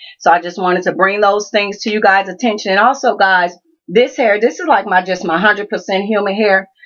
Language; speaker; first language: English; native; English